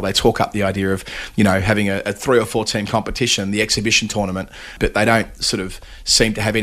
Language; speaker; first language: English; native; English